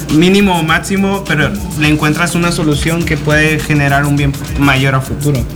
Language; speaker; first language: Spanish; native; Spanish